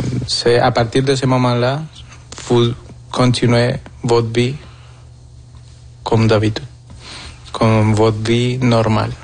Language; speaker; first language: French; non-native, fluent; Spanish